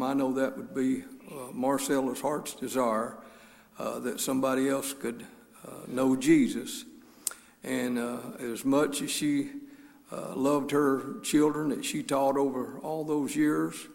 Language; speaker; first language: English; native; English